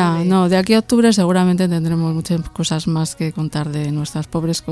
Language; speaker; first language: Spanish; native; Spanish